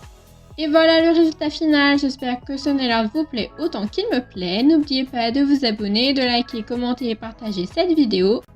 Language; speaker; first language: French; native; French